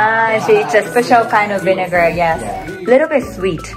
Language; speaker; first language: English; non-native, fluent; Japanese